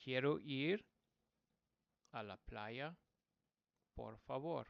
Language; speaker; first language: Spanish; non-native, fluent; English